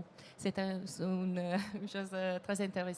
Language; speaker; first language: French; non-native, fluent; Italian